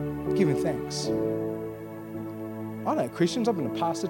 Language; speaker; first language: English; native; English